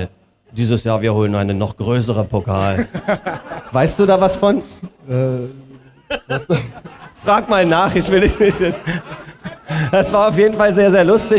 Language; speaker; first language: German; native; German